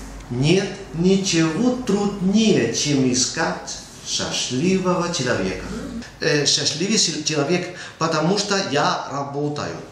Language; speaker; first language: Russian; non-native, learner; Spanish